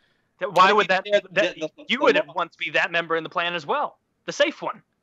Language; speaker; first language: English; native; English